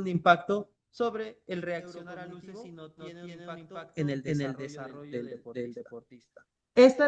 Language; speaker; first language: Spanish; native; Spanish